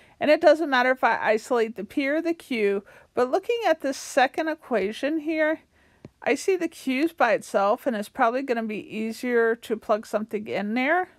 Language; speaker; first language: English; native; English